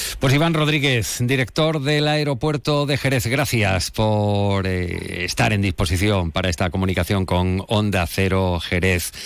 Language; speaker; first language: Spanish; native; Spanish